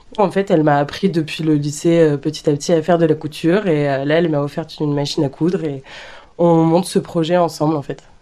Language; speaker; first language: French; native; French